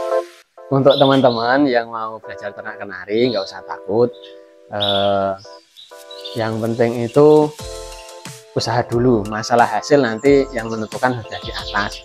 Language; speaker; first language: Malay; non-native, local second language; Javanese